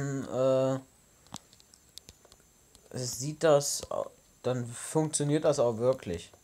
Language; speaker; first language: German; native; German